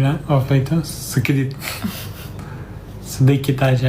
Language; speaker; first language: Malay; non-native, learner; Turkish